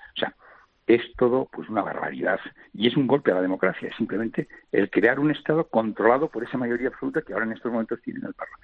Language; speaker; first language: Spanish; non-native, local second language; Catalan